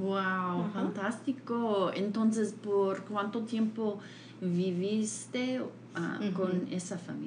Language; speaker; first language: Spanish; non-native, fluent; English